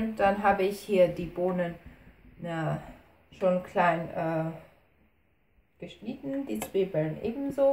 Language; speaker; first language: German; non-native, fluent; Persian